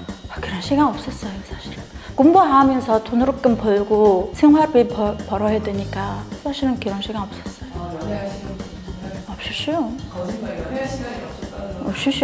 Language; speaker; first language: Korean; non-native, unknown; Mongolian